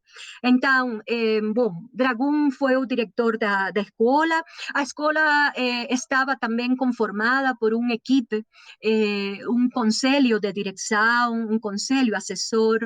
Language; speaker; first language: Portuguese; non-native, learner; Spanish